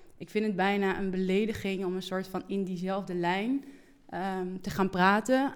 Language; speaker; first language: Dutch; native; Dutch